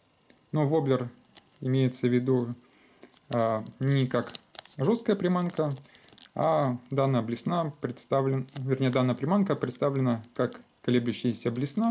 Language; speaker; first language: Russian; native; Russian